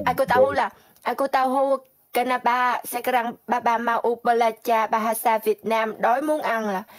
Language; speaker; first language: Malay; non-native, learner; Vietnamese